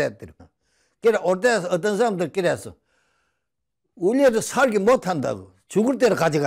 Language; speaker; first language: Korean; early bilingual, heritage; Korean